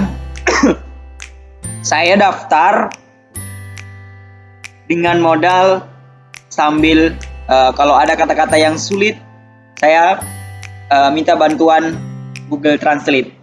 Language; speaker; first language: Indonesian; native; Indonesian